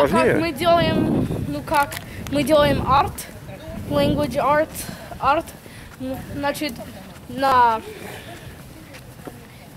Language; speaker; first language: Russian; early bilingual, heritage; Russian